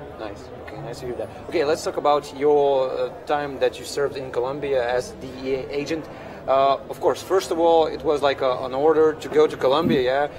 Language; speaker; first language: English; non-native, fluent; Lithuanian